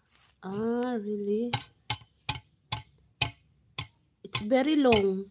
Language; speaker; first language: English; non-native, local second language; Cebuano